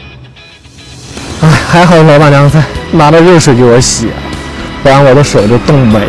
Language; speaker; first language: Chinese; native; Chinese